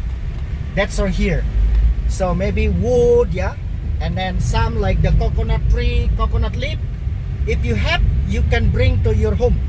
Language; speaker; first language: English; non-native, learner; Indonesian